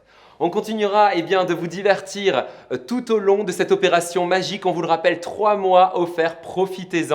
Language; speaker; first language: French; native; French